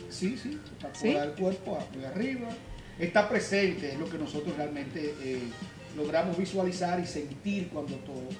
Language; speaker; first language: Spanish; native; Spanish